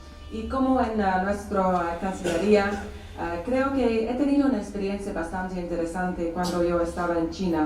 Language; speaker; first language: Spanish; non-native, fluent; English